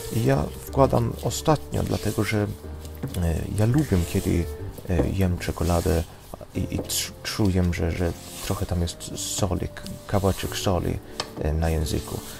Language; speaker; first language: Polish; non-native, fluent; Swedish